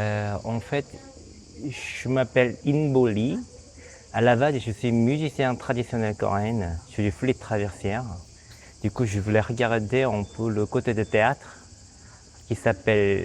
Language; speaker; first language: French; non-native, fluent; Korean